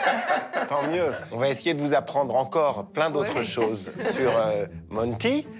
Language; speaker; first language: French; native; French